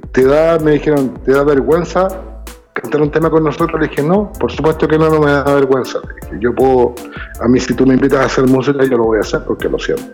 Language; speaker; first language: Spanish; native; Spanish